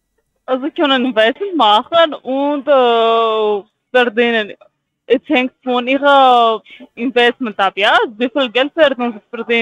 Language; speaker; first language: German; non-native, learner; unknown